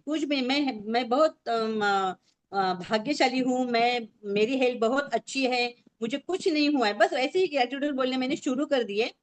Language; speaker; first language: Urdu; non-native, local second language; Marathi